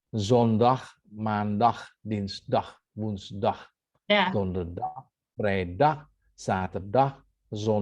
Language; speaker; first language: Dutch; non-native, fluent; Indonesian